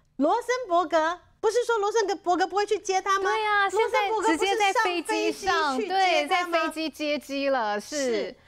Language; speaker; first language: Chinese; native; Chinese